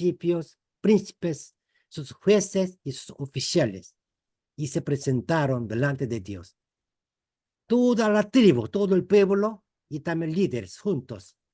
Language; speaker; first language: Spanish; non-native, fluent; Korean